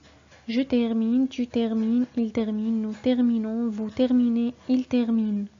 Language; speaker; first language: French; non-native, fluent; Arabic